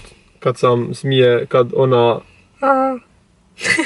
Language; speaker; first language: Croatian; non-native, learner; Albanian